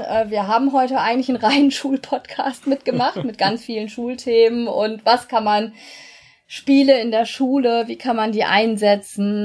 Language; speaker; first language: German; native; German